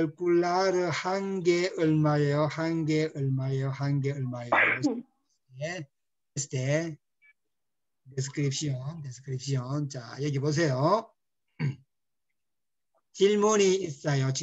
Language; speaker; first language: Korean; non-native, fluent; Spanish